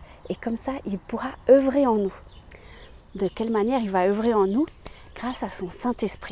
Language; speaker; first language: French; native; French